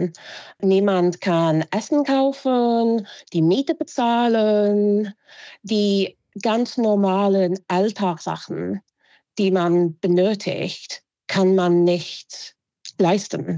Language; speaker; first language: German; non-native, fluent; English